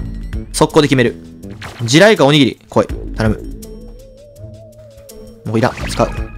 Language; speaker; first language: Japanese; native; Japanese